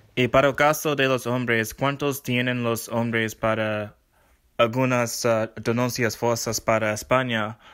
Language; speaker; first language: Spanish; non-native, learner; English